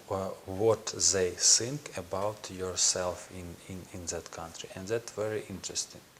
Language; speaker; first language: English; non-native, learner; Ukrainian